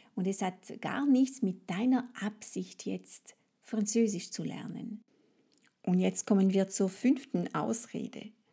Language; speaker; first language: German; non-native, fluent; French